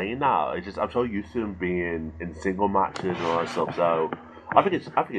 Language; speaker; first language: English; native; English